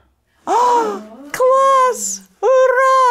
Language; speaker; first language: Russian; non-native, fluent; English